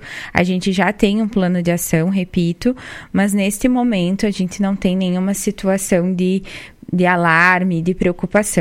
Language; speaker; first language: Portuguese; native; Portuguese